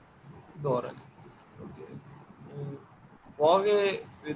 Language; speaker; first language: Persian; non-native, learner; Urdu